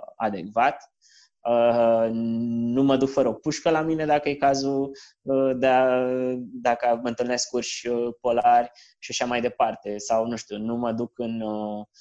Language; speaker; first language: Romanian; native; Romanian